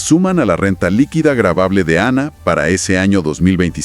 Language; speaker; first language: Spanish; native; Spanish